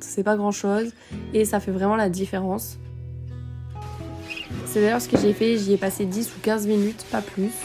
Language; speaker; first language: French; native; French